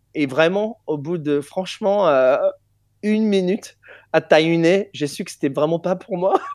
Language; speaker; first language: French; non-native, fluent; English